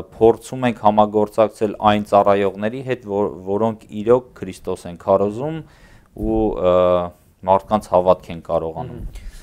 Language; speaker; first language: Armenian; native; Armenian